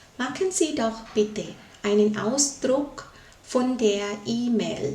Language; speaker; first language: German; non-native, learner; Thai